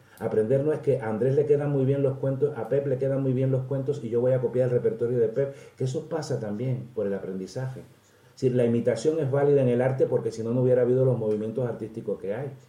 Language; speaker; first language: Spanish; native; Spanish